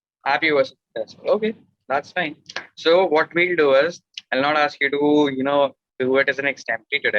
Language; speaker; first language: English; non-native, local second language; Hindi